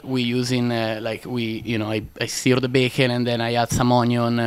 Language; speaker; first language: English; non-native, learner; Italian